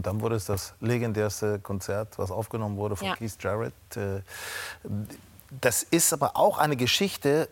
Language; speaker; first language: German; native; German